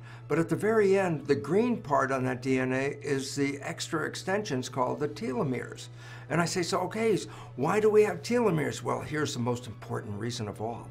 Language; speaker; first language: English; native; English